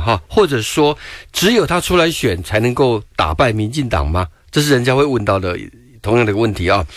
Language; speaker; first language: Chinese; native; Chinese